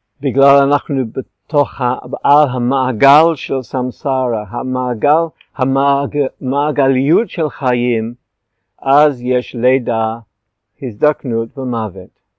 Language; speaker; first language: Hebrew; non-native, fluent; English